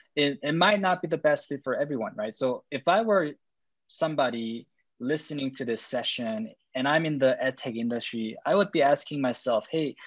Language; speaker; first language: English; non-native, fluent; Korean